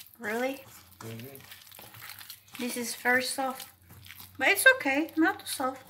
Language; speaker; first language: English; non-native, learner; Indonesian